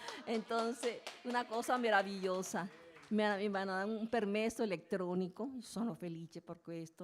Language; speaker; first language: Italian; non-native, learner; Spanish